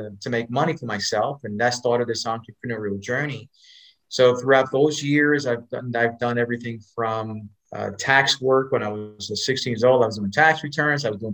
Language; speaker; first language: English; native; English